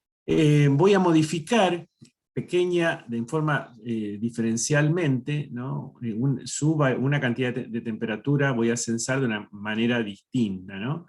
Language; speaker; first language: Spanish; native; Spanish